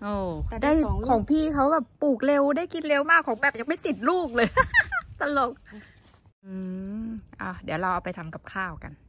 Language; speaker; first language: Thai; native; Thai